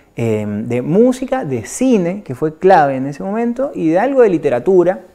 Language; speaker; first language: Spanish; native; Spanish